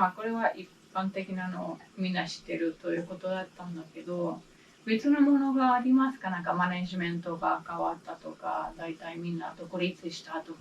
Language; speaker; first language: Japanese; non-native, learner; English